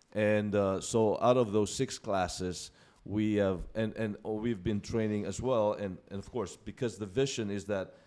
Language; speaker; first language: English; non-native, local second language; Filipino